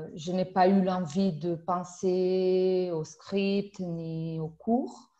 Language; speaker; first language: French; non-native, fluent; Spanish